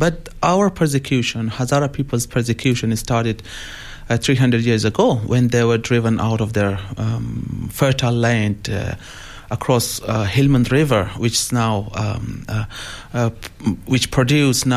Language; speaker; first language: English; non-native, local second language; Hazaragi